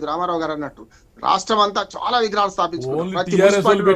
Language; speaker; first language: Telugu; native; Telugu